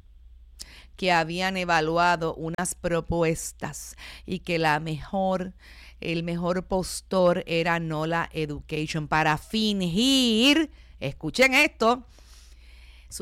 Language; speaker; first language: Spanish; native; Spanish